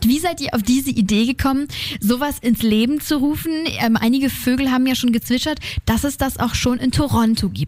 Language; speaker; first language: German; native; German